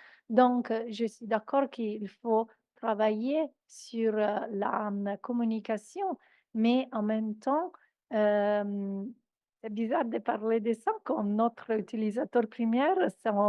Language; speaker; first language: French; non-native, fluent; Italian